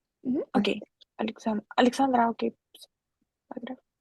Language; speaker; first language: French; non-native, fluent; Russian